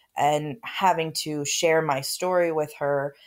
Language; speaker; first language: English; native; English